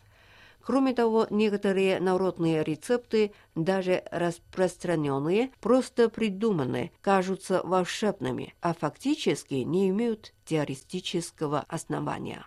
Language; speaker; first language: Russian; non-native, fluent; Chinese